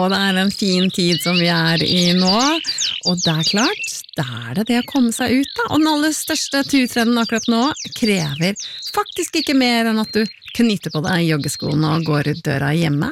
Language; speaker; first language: Norwegian; native; Norwegian